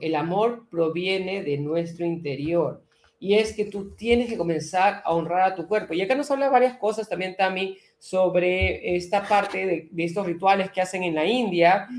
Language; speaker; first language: Spanish; native; Spanish